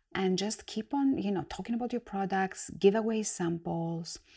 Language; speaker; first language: English; non-native, fluent; Greek